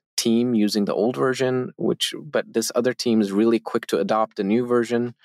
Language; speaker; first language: English; non-native, fluent; Turkish